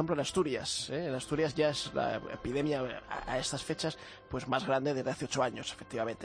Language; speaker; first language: Spanish; native; Spanish